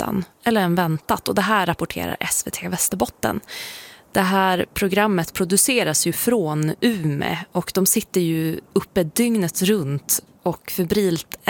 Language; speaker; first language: Swedish; native; Swedish